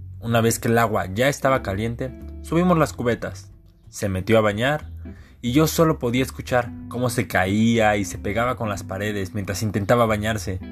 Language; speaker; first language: Spanish; native; Spanish